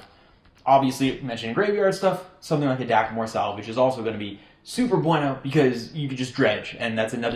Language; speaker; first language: English; native; English